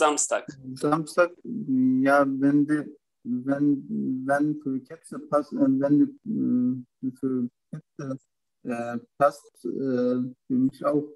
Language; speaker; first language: German; non-native, learner; Turkish